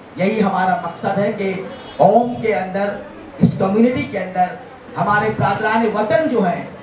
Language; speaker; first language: Hindi; non-native, local second language; Urdu